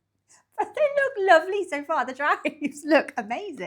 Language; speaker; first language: English; native; English